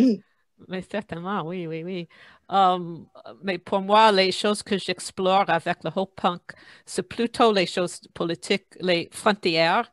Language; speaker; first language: French; non-native, fluent; English